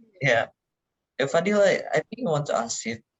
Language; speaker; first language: English; non-native, learner; Indonesian